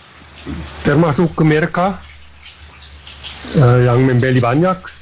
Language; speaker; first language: Indonesian; non-native, fluent; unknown